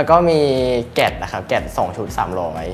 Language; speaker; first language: Thai; native; Thai